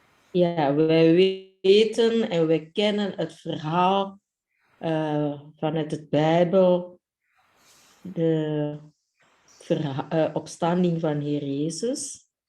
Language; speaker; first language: Dutch; non-native, fluent; Indonesian